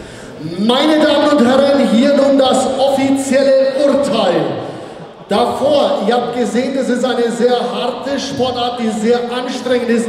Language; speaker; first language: German; native; German